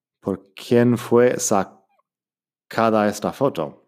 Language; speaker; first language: Spanish; non-native, fluent; English